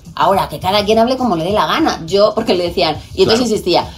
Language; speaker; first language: Spanish; native; Spanish